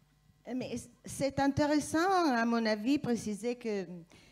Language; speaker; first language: French; non-native, fluent; Italian